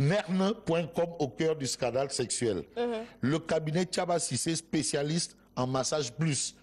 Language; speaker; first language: French; non-native, local second language; Wolof